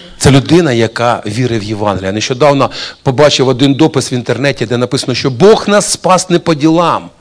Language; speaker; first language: Ukrainian; non-native, local second language; Russian